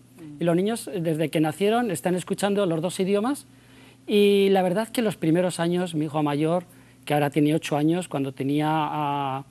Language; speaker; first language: Spanish; native; Spanish